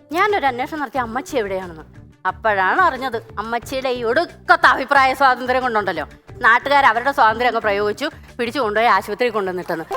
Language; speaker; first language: Malayalam; native; Malayalam